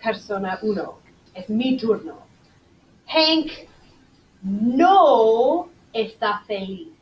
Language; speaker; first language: Spanish; non-native, fluent; English